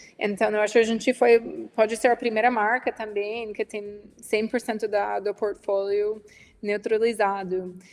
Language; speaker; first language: Portuguese; non-native, fluent; English